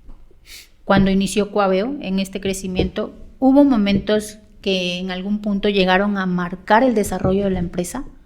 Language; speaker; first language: Spanish; native; Spanish